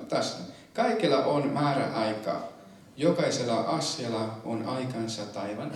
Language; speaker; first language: Finnish; non-native, fluent; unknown